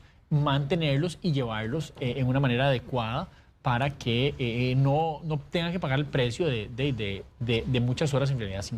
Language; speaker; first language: Spanish; native; Spanish